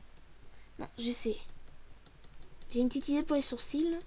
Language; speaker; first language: French; native; French